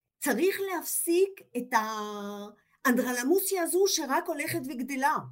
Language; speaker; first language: Hebrew; non-native, fluent; French